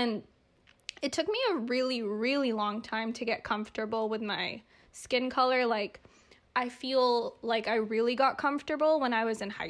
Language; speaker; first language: English; early bilingual, other home language; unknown